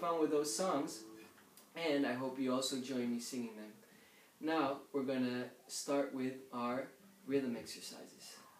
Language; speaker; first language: English; native; English